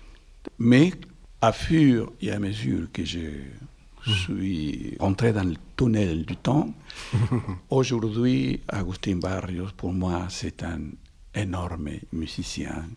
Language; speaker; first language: French; non-native, fluent; Spanish